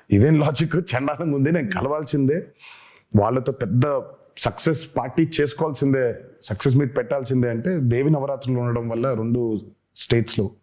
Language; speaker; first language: Telugu; native; Telugu